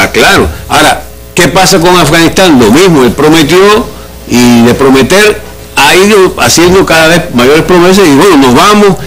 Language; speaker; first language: Spanish; native; Spanish